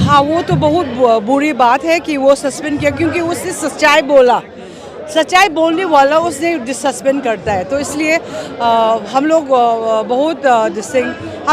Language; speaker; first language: Hindi; non-native, local second language; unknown